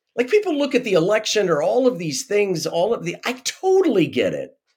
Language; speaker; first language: English; native; English